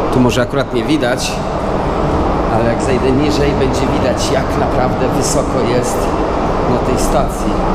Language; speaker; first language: Polish; native; Polish